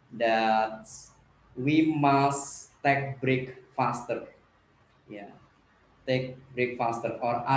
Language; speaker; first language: English; non-native, learner; Indonesian